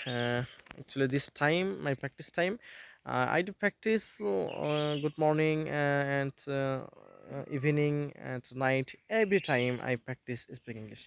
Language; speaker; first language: English; non-native, learner; Bangla